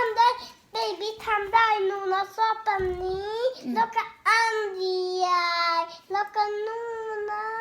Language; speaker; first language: Thai; early bilingual, heritage; Thai